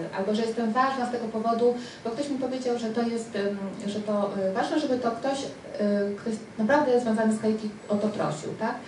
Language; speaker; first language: Polish; early bilingual, heritage; Spanish